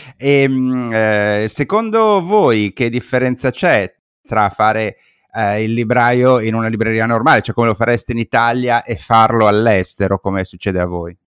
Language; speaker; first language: Italian; native; Italian